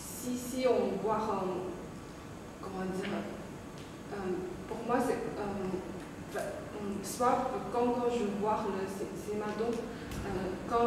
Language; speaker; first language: French; non-native, learner; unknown